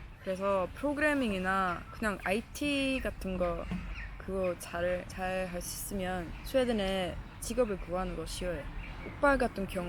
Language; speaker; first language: Korean; non-native, fluent; Swedish